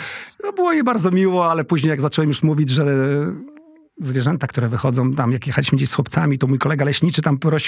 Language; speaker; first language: Polish; native; Polish